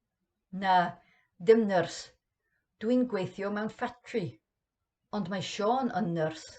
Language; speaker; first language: Welsh; non-native, learner; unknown